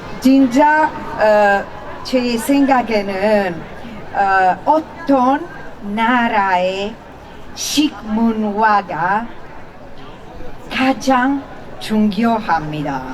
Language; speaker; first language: Korean; non-native, learner; Italian